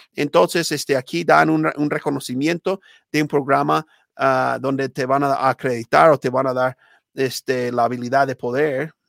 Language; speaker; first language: Spanish; non-native, fluent; English